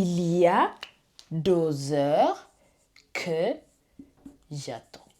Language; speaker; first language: French; non-native, fluent; English